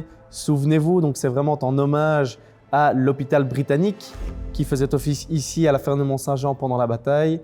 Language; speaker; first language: French; native; French